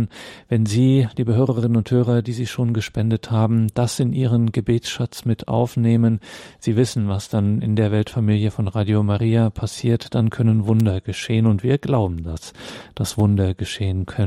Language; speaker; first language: German; native; German